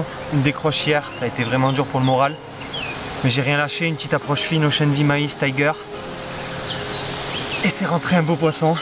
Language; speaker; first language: French; native; French